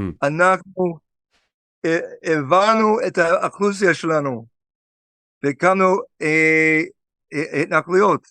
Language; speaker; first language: Hebrew; non-native, fluent; English